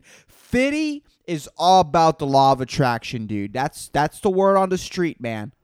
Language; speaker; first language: English; non-native, fluent; Spanish